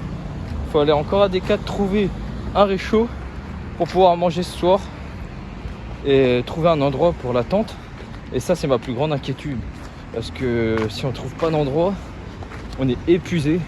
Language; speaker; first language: French; native; French